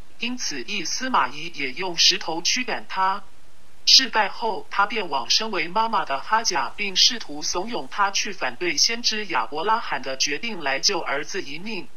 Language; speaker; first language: Chinese; non-native, local second language; Cantonese